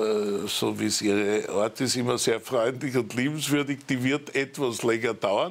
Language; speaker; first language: German; native; German